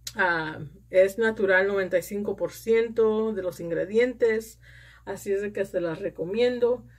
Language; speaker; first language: Spanish; early bilingual, heritage; Spanish